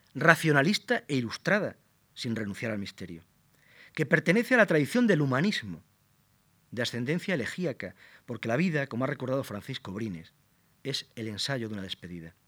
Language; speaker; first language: Spanish; native; Spanish